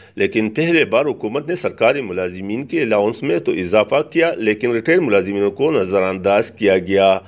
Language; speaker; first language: Urdu; non-native, local second language; Pashto